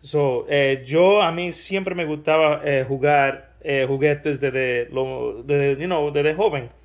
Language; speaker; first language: Spanish; early bilingual, heritage; Spanish